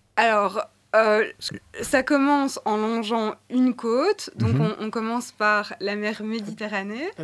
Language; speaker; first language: French; native; French